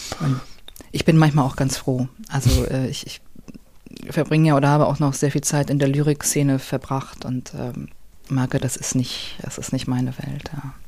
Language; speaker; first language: German; native; German